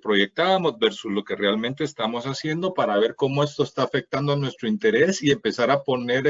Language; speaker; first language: Spanish; native; Spanish